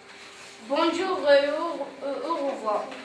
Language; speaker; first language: French; non-native, learner; Arabic